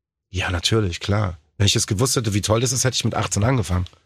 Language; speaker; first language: German; native; German